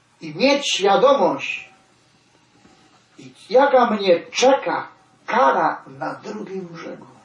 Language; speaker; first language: Polish; native; Polish